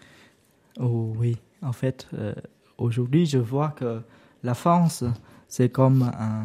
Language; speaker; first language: French; non-native, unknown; Vietnamese